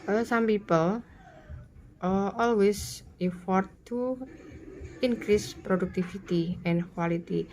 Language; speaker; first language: English; non-native, learner; Indonesian